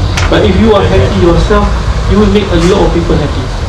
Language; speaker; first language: English; non-native, local second language; Malay